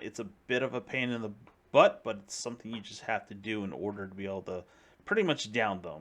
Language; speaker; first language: English; native; English